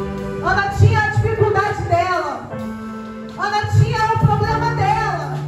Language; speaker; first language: Portuguese; native; Portuguese